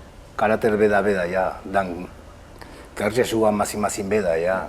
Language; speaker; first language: Indonesian; non-native, fluent; Spanish